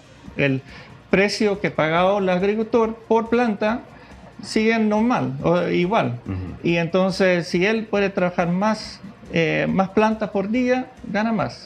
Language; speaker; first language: Spanish; non-native, fluent; Dutch